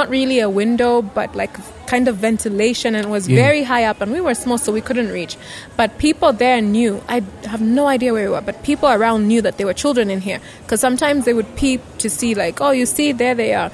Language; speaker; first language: English; non-native, local second language; Bemba